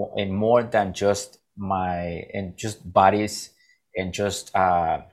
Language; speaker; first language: English; non-native, fluent; Spanish